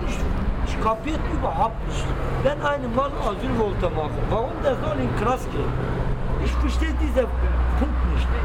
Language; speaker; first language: German; non-native, learner; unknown